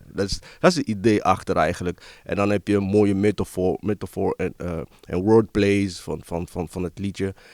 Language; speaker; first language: Dutch; early bilingual, other home language; Lingala